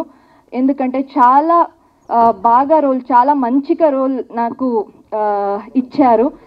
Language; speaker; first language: Telugu; non-native, learner; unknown